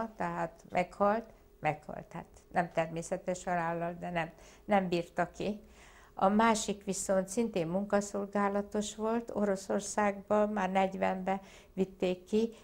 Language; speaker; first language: Hungarian; native; Hungarian